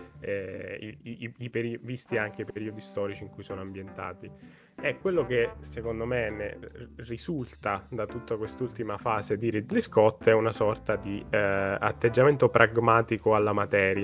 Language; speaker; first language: Italian; native; Italian